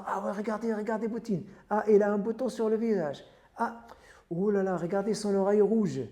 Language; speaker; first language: French; non-native, fluent; Arabic